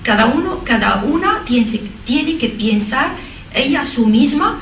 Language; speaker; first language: Spanish; non-native, learner; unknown